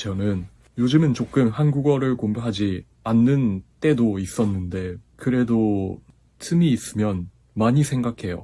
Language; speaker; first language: Korean; non-native, fluent; Japanese